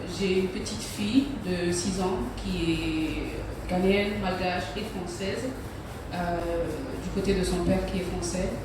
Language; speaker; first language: French; early bilingual, heritage; English